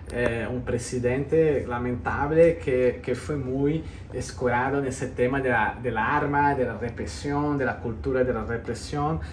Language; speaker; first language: Spanish; early bilingual, heritage; Spanish